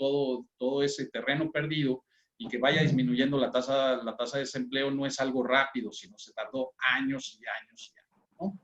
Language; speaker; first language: Spanish; native; Spanish